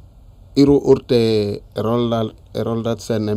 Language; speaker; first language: Basque; non-native, learner; Wolof